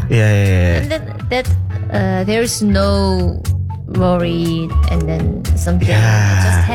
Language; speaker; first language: English; non-native, learner; Korean